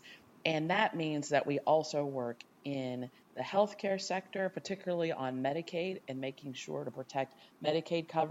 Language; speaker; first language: English; native; English